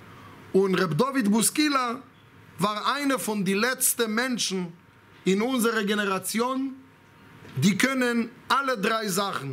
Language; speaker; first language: German; non-native, fluent; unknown